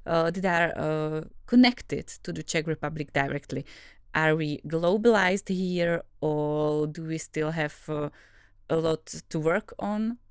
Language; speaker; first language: English; non-native, fluent; Czech